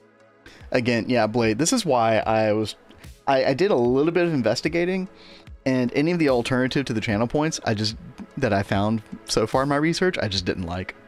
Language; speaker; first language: English; native; English